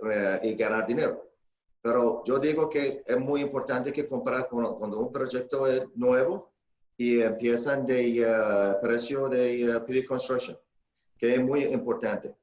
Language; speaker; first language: Spanish; non-native, fluent; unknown